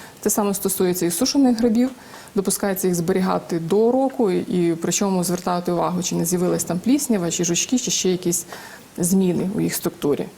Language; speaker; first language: Ukrainian; native; Ukrainian